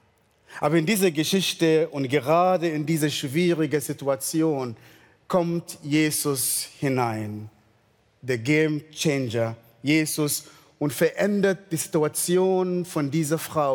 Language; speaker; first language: German; non-native, fluent; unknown